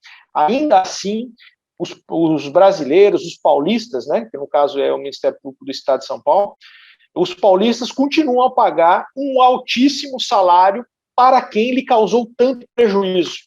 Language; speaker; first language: Portuguese; native; Portuguese